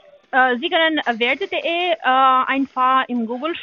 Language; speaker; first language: German; non-native, learner; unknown